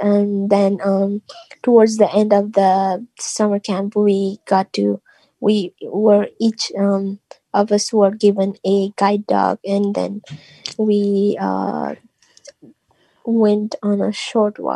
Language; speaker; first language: English; non-native, local second language; Nepali